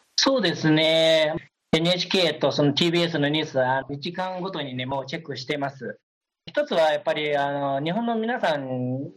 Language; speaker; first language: Japanese; non-native, fluent; Chinese